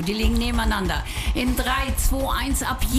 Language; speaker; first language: German; native; German